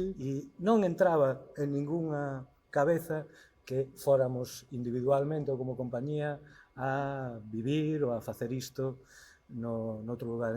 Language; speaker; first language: Galician; non-native, local second language; Spanish